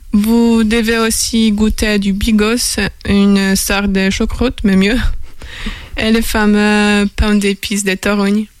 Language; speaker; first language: French; non-native, fluent; Polish